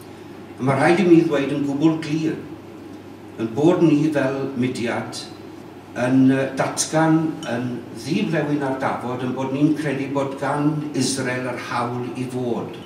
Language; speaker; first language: Welsh; native; Welsh